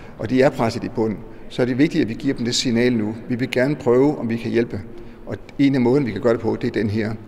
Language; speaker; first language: Danish; native; Danish